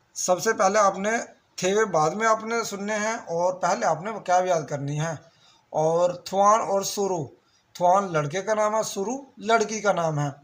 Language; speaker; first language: Urdu; native; Urdu